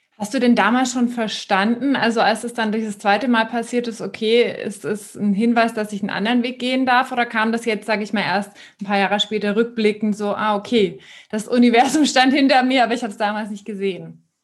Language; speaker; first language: German; native; German